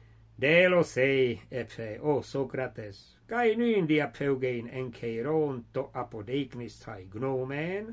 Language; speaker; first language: Greek; non-native, fluent; English